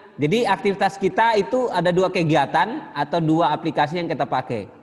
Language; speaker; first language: Indonesian; native; Indonesian